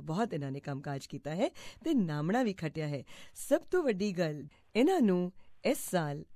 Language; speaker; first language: Punjabi; native; Punjabi